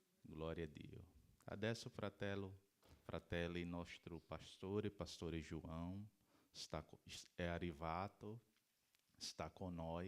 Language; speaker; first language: Italian; non-native, learner; Portuguese